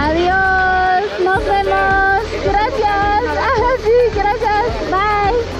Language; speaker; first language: Spanish; non-native, learner; English